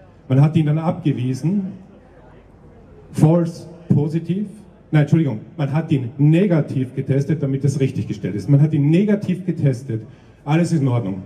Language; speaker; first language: German; native; German